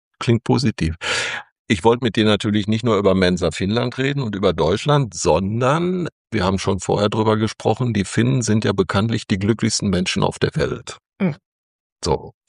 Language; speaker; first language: German; native; German